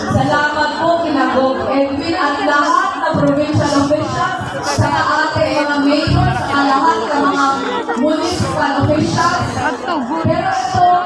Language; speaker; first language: Filipino; non-native, local second language; Bikol